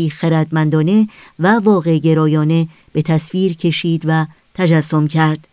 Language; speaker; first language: Persian; native; Persian